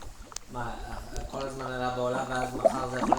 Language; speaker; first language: Hebrew; native; Hebrew